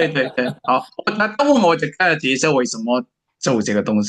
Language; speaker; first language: Chinese; native; Chinese